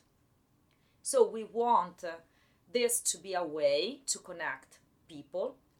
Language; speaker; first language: English; non-native, fluent; Italian